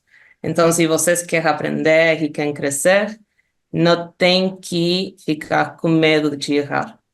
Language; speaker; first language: Portuguese; non-native, fluent; Spanish